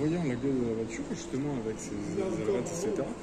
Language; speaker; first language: French; native; French